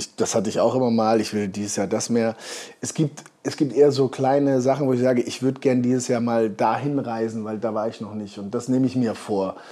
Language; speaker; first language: German; native; German